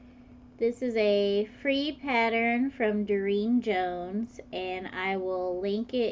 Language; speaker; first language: English; native; English